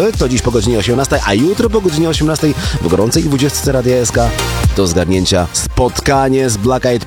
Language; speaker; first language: Polish; native; Polish